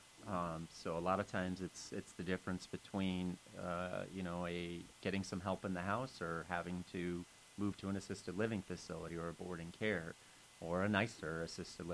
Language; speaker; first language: English; native; English